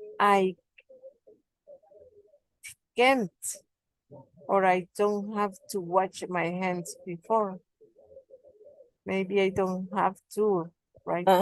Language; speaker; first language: English; non-native, learner; Spanish